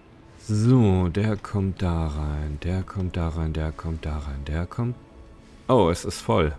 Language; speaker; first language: German; native; German